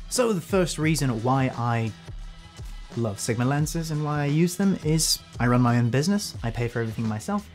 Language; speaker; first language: English; native; English